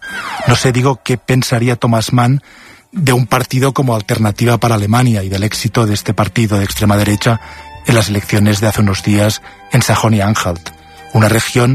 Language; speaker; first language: Spanish; native; Spanish